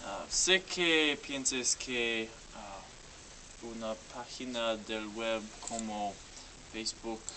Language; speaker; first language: Spanish; non-native, learner; English